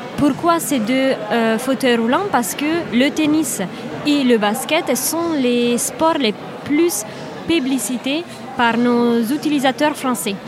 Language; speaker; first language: French; non-native, fluent; Italian